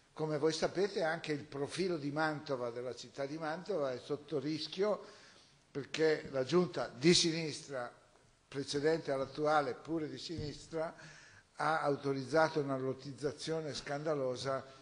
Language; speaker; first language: Italian; native; Italian